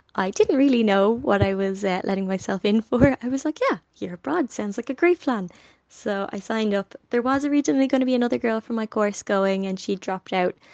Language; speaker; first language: English; native; English